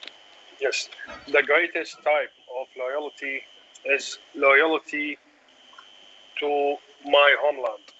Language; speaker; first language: English; non-native, learner; Arabic